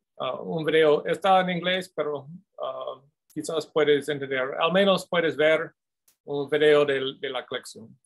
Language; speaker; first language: Spanish; non-native, fluent; English